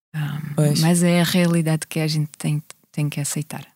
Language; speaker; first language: Portuguese; non-native, fluent; Russian